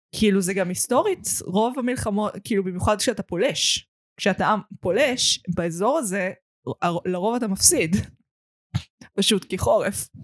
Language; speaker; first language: Hebrew; native; Hebrew